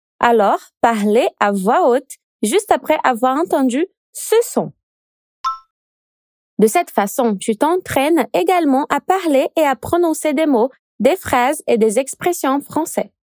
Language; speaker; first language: French; non-native, fluent; Portuguese